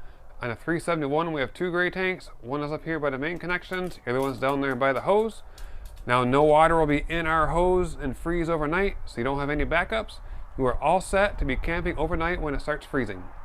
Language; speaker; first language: English; native; English